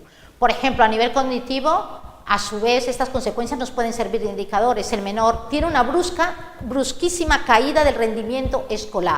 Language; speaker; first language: Spanish; native; Spanish